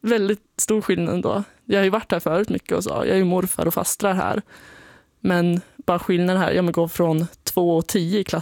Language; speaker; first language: Swedish; native; Swedish